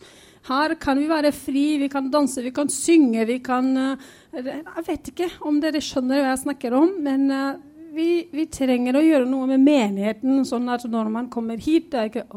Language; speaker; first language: Norwegian; non-native, fluent; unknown